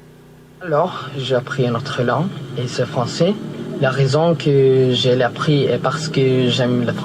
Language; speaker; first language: French; non-native, learner; Filipino